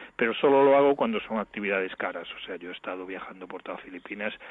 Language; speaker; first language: Spanish; native; Spanish